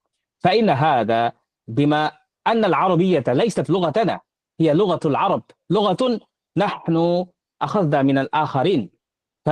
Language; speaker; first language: Arabic; non-native, fluent; Bangla